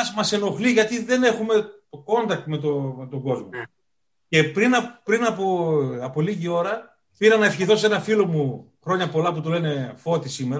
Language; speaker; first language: Greek; native; Greek